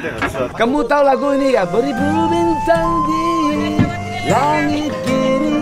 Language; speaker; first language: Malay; non-native, local second language; Chinese